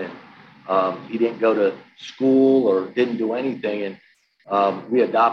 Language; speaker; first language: English; native; English